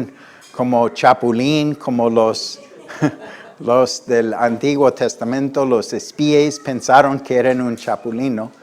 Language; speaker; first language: Spanish; non-native, fluent; English